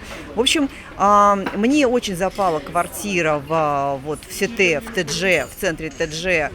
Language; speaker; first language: Russian; native; Russian